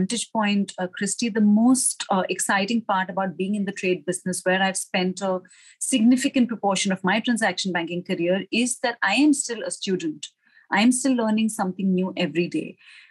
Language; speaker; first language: English; non-native, local second language; Hindi